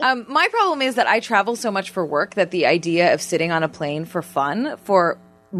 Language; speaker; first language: English; non-native, fluent; Armenian